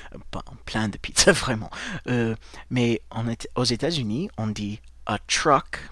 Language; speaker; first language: French; non-native, fluent; English